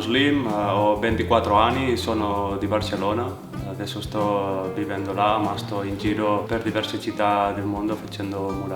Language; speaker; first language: Italian; non-native, fluent; Spanish